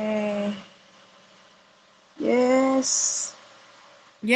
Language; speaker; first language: English; non-native, learner; Spanish